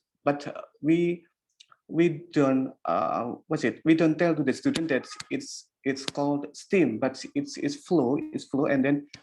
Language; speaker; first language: English; non-native, learner; Indonesian